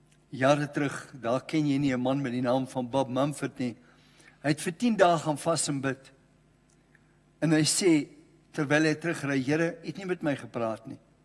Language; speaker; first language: Afrikaans; non-native, local second language; English